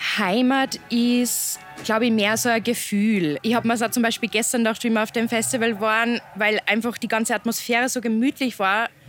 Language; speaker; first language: German; native; German